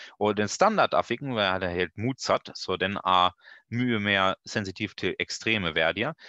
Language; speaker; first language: Norwegian; non-native, learner; German